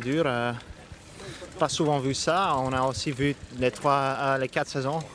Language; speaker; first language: French; non-native, fluent; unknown